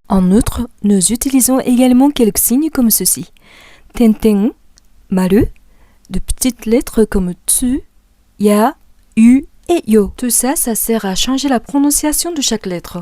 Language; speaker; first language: French; non-native, fluent; Japanese